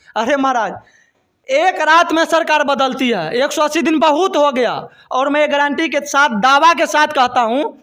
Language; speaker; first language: Hindi; native; Hindi